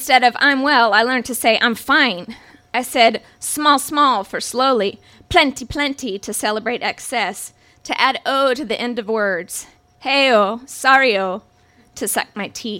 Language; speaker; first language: English; native; English